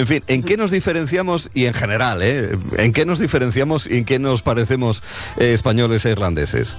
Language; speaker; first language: Spanish; native; Spanish